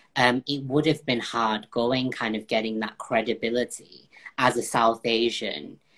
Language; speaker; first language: English; native; English